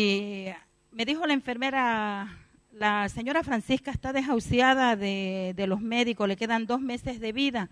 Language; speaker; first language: Spanish; native; Spanish